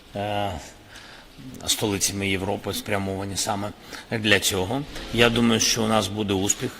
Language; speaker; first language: Ukrainian; non-native, local second language; Russian